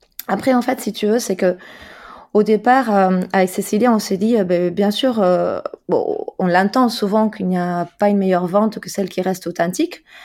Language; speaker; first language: French; non-native, fluent; Spanish